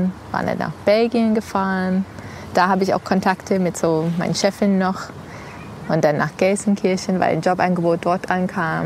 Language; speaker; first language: German; non-native, fluent; English